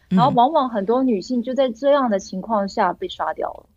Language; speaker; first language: Chinese; native; Chinese